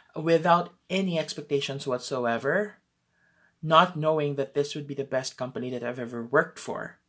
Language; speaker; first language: English; non-native, local second language; Filipino